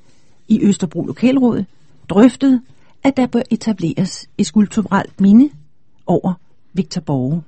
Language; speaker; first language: Danish; native; Danish